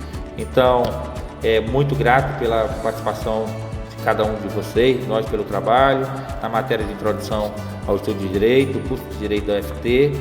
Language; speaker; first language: Portuguese; native; Portuguese